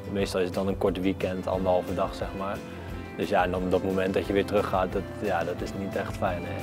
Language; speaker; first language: Dutch; native; Dutch